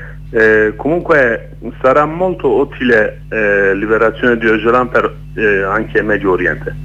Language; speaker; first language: Italian; non-native, learner; Kurdish